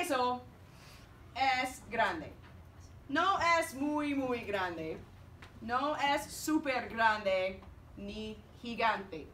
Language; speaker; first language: Spanish; non-native, fluent; English